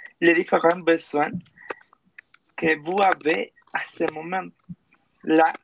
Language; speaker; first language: French; non-native, learner; Spanish